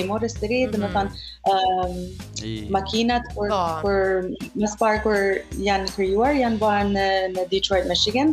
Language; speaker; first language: Albanian; early bilingual, heritage; Albanian